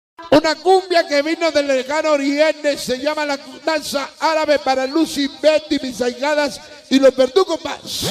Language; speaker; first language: Spanish; native; Spanish